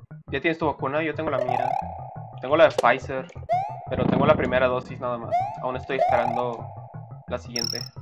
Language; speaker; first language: Spanish; native; Spanish